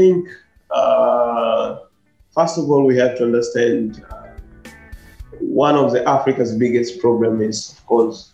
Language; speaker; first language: English; non-native, local second language; Swahili